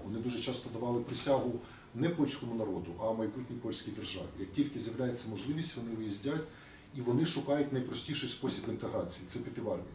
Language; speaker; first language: Ukrainian; native; Ukrainian